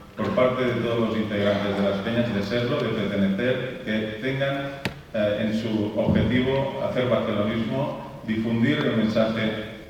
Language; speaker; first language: Spanish; native; Spanish